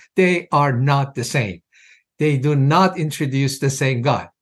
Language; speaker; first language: English; non-native, fluent; Persian